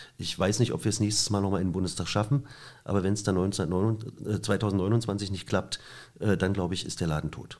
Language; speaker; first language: German; native; German